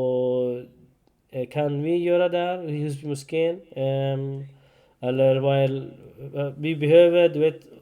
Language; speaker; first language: Swedish; non-native, learner; Urdu